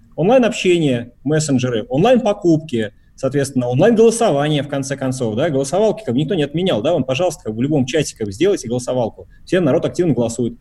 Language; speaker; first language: Russian; native; Russian